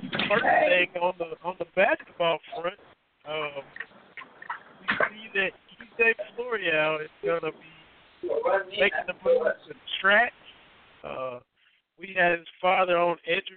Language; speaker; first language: English; native; English